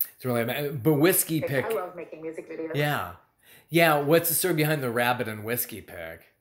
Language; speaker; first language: English; native; English